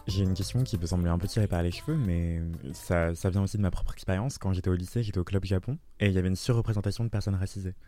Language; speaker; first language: French; native; French